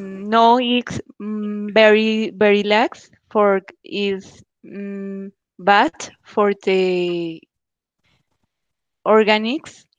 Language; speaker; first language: English; non-native, learner; Spanish